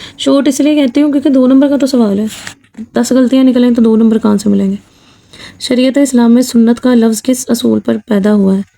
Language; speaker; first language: Urdu; non-native, local second language; Punjabi